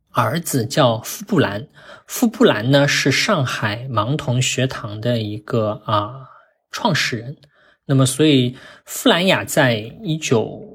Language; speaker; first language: Chinese; native; Chinese